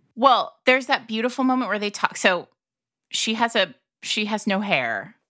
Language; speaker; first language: English; early bilingual, other home language; Italian